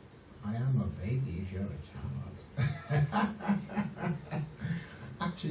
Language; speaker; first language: English; non-native, local second language; Yoruba